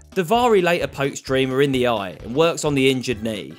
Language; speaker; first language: English; native; English